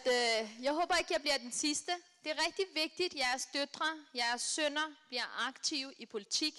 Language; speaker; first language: Danish; early bilingual, other home language; Kurdish